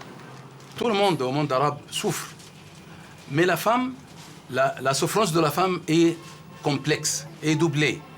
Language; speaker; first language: French; non-native, fluent; Arabic